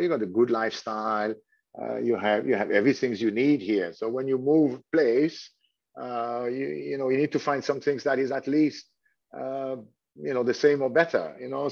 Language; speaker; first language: English; non-native, fluent; French